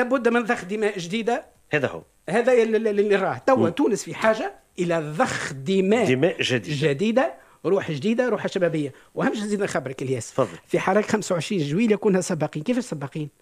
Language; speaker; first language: Arabic; native; Arabic